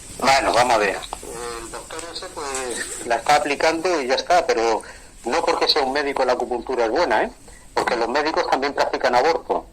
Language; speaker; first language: Spanish; native; Spanish